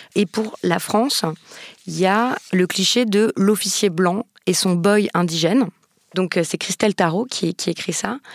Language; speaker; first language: French; native; French